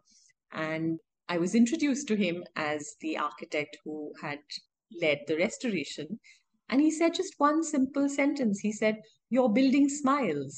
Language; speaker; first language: English; non-native, local second language; Hindi